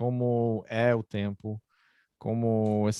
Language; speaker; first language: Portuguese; non-native, fluent; English